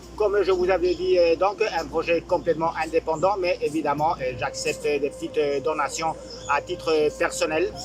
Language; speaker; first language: French; non-native, fluent; Spanish